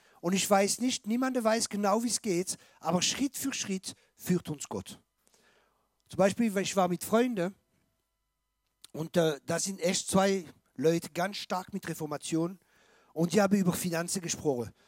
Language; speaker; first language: German; non-native, fluent; French